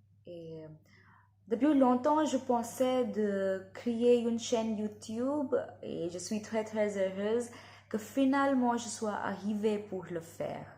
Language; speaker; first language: French; non-native, learner; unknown